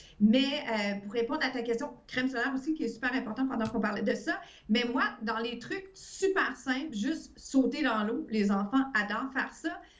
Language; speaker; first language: French; early bilingual, other home language; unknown